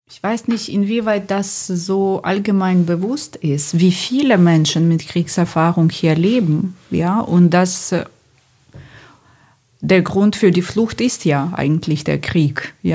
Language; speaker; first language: German; non-native, fluent; Ukrainian